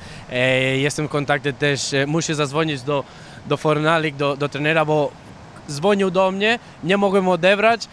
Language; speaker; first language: Polish; non-native, fluent; Catalan